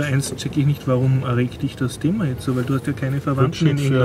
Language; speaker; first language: German; native; German